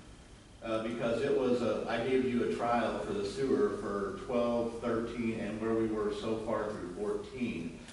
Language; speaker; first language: English; native; English